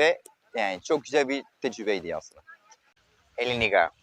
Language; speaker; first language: Turkish; non-native, fluent; French